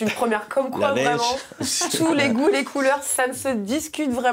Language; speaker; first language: French; native; French